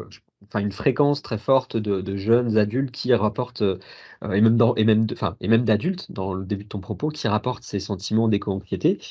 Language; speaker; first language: French; native; French